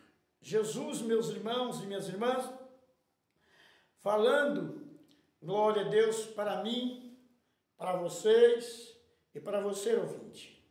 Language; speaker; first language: Portuguese; native; Portuguese